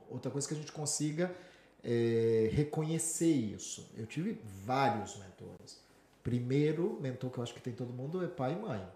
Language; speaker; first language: Portuguese; native; Portuguese